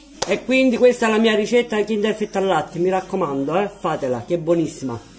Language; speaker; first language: Italian; native; Italian